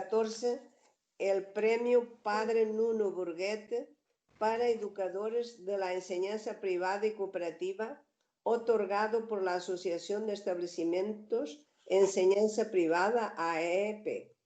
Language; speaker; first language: Spanish; non-native, fluent; Portuguese